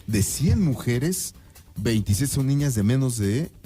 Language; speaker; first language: Spanish; native; Spanish